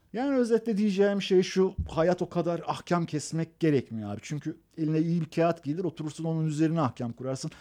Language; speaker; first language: Turkish; early bilingual, other home language; Persian